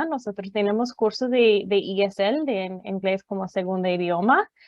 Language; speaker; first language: Spanish; non-native, fluent; English